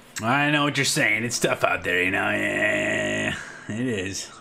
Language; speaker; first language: English; native; English